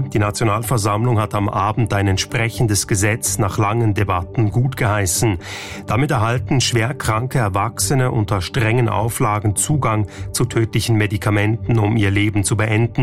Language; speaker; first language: German; native; German